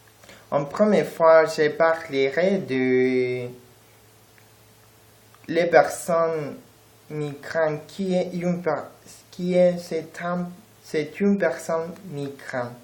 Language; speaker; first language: French; non-native, learner; Spanish